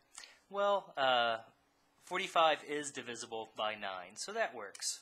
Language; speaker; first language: English; native; English